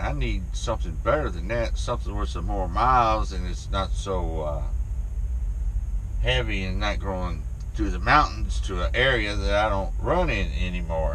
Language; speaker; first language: English; native; English